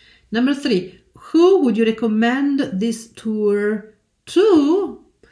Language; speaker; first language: English; non-native, fluent; Italian